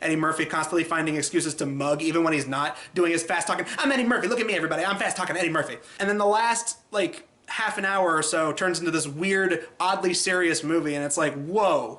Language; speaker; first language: English; native; English